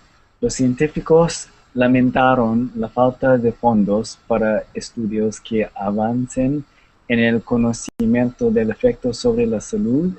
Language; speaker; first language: Spanish; non-native, learner; English